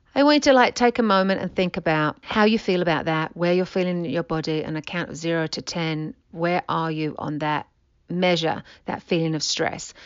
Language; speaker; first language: English; native; English